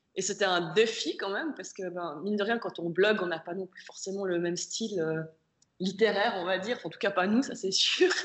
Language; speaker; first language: French; native; French